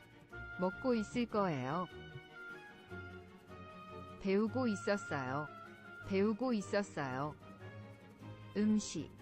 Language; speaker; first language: Korean; non-native, learner; English